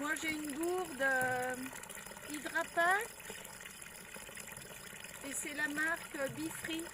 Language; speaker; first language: French; native; French